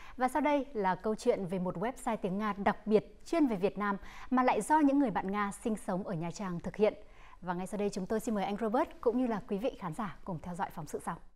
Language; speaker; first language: Vietnamese; native; Vietnamese